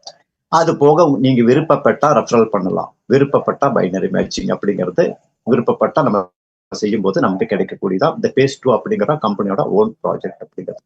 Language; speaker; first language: Tamil; native; Tamil